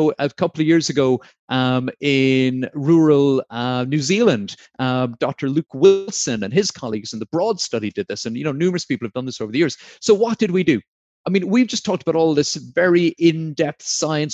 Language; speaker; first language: English; native; English